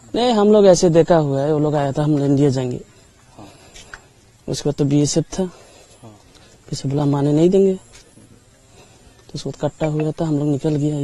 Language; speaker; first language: Hindi; non-native, local second language; Bangla